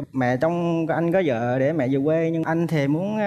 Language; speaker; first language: Vietnamese; native; Vietnamese